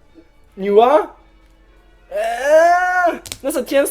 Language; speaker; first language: Chinese; early bilingual, heritage; Chinese